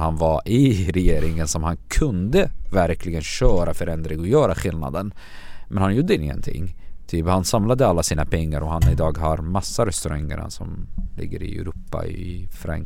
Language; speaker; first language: Swedish; non-native, fluent; Arabic